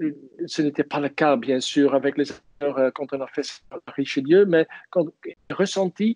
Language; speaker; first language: French; non-native, fluent; Dutch